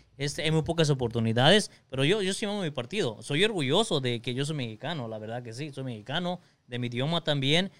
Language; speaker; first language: Spanish; early bilingual, other home language; English